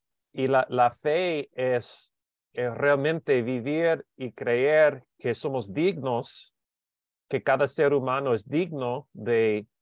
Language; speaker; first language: Spanish; non-native, learner; English